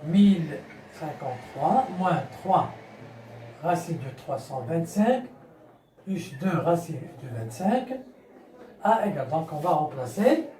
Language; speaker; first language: French; non-native, local second language; Arabic